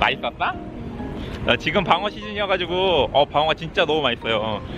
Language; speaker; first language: Korean; native; Korean